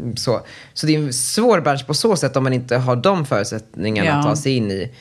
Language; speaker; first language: Swedish; native; Swedish